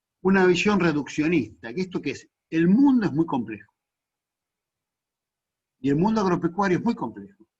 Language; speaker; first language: Spanish; native; Spanish